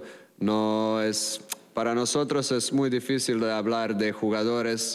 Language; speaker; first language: Spanish; non-native, fluent; Croatian